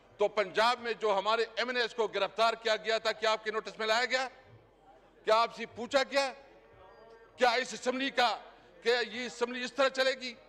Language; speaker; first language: Urdu; non-native, local second language; Pashto